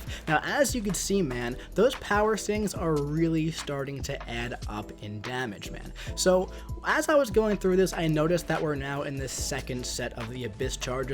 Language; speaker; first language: English; native; English